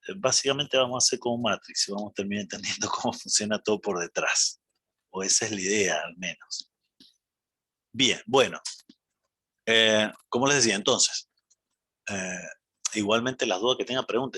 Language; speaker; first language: Spanish; native; Spanish